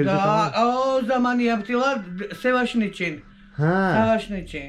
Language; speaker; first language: Turkish; non-native, learner; Svan